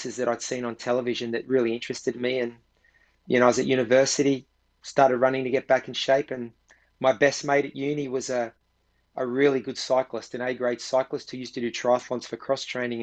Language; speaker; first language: English; native; English